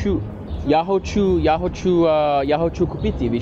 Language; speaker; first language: Ukrainian; non-native, learner; English